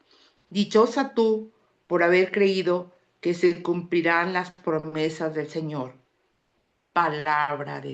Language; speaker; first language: Spanish; native; Spanish